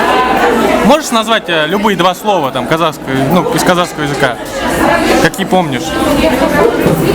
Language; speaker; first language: Russian; native; Russian